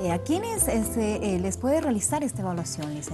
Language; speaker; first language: Spanish; native; Spanish